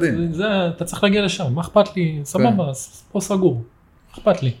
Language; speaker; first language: Hebrew; native; Hebrew